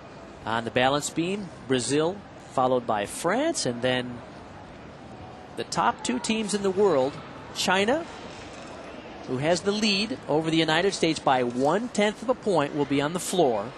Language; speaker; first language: English; native; English